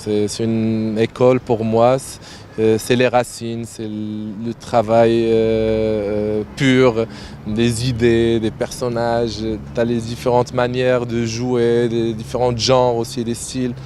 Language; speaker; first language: French; non-native, local second language; Arabic